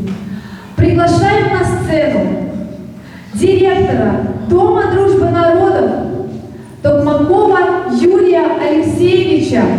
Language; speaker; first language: Russian; native; Russian